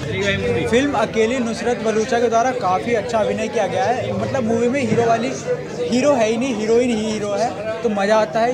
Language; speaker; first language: Hindi; native; Hindi